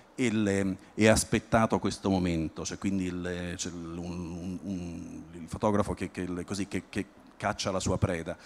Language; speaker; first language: Italian; native; Italian